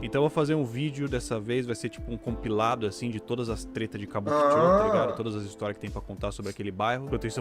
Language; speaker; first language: Portuguese; native; Portuguese